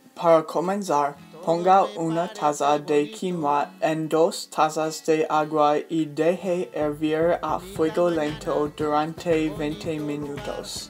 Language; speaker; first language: Spanish; non-native, learner; English